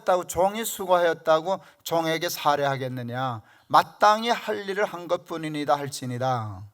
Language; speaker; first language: Korean; native; Korean